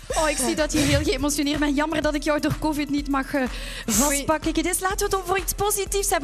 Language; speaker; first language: Dutch; native; Dutch